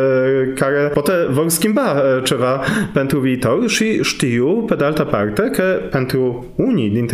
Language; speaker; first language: Romanian; non-native, fluent; Polish